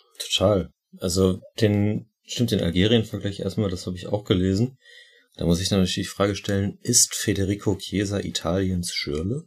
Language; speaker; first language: German; native; German